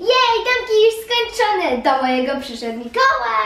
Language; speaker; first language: Polish; early bilingual, heritage; Polish